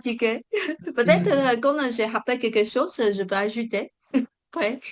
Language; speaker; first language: French; non-native, fluent; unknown